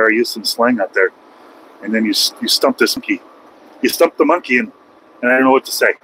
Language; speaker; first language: English; native; English